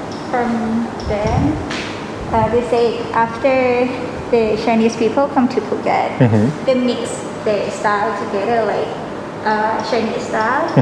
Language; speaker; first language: English; non-native, learner; Thai